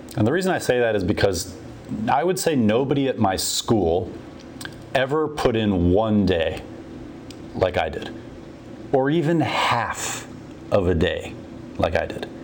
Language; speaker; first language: English; native; English